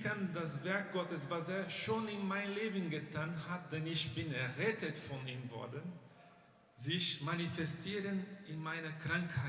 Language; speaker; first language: German; non-native, fluent; Portuguese